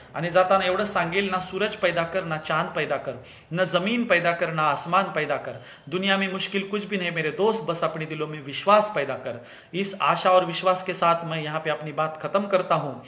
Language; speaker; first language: Hindi; non-native, local second language; Marathi